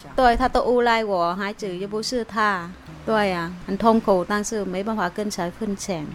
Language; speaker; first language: Chinese; non-native, learner; Vietnamese